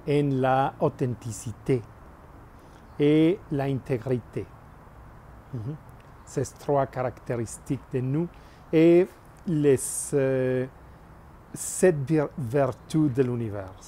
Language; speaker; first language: French; non-native, learner; Spanish